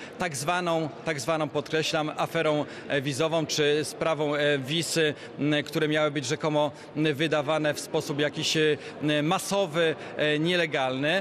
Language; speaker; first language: Polish; native; Polish